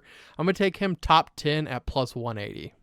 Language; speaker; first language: English; native; English